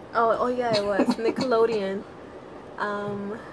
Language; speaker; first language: English; native; English